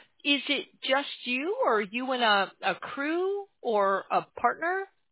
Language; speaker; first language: English; native; English